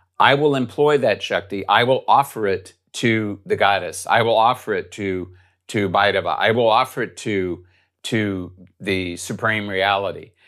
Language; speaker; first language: English; native; English